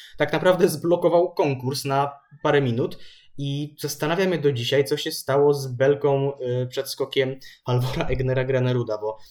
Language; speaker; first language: Polish; native; Polish